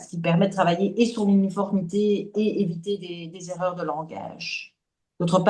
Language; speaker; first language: French; native; French